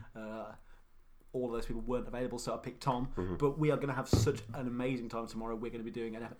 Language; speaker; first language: English; native; English